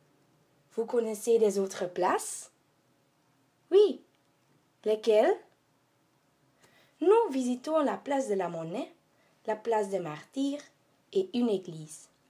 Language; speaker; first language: French; non-native, learner; Dutch